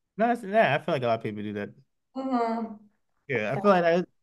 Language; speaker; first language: English; native; English